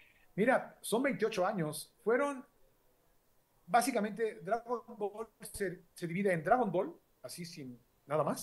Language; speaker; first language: Spanish; native; Spanish